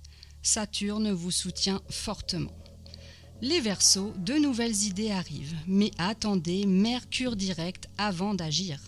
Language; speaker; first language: French; native; French